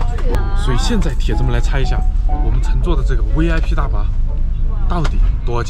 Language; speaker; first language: Chinese; native; Chinese